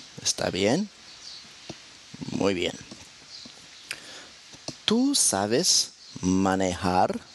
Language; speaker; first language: Spanish; non-native, fluent; English